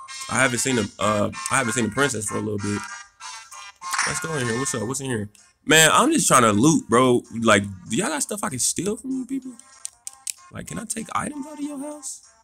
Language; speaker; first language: English; native; English